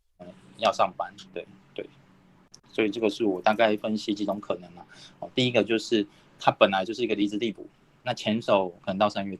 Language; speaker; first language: Chinese; native; Chinese